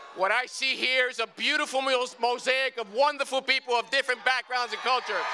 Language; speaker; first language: English; early bilingual, other home language; Spanish